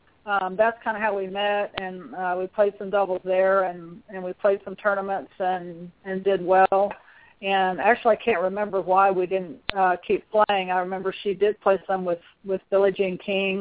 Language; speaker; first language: English; native; English